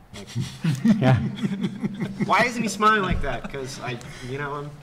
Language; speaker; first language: English; native; English